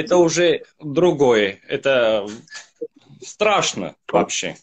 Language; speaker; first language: Russian; non-native, fluent; Armenian